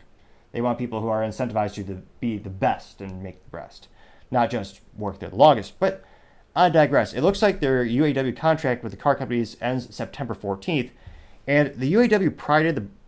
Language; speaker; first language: English; native; English